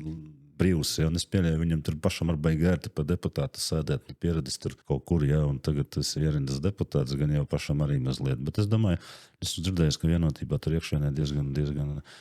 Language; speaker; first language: Latvian; native; Latvian